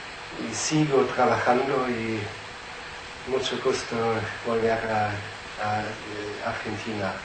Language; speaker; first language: Spanish; non-native, fluent; German